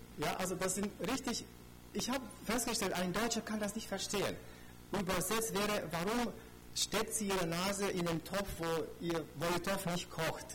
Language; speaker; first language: German; non-native, fluent; Romanian